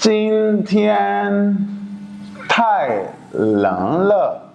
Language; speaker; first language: Chinese; non-native, fluent; Urdu